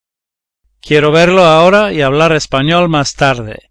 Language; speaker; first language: Spanish; non-native, learner; English